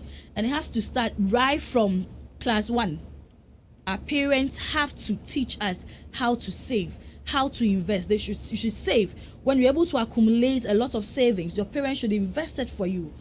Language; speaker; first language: English; non-native, local second language; Akan